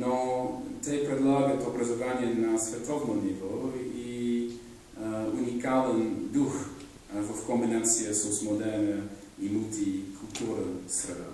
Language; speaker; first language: Bulgarian; non-native, fluent; English